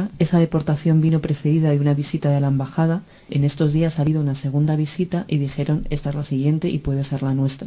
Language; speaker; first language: Spanish; native; Spanish